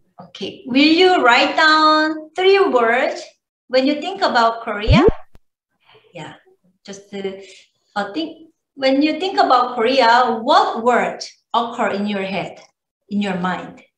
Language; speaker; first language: English; non-native, learner; Korean